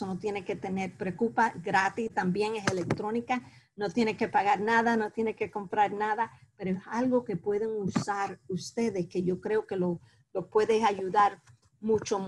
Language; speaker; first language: Spanish; early bilingual, heritage; Spanish